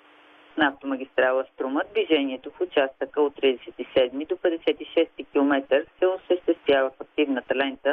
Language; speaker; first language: Bulgarian; native; Bulgarian